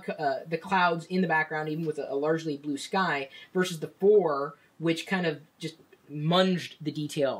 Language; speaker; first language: English; native; English